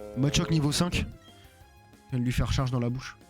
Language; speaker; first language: French; native; French